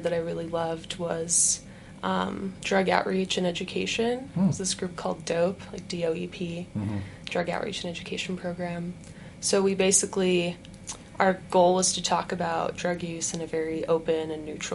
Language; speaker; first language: English; native; English